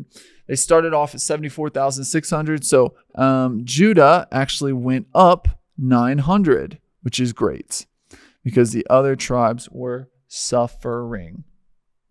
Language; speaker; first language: English; native; English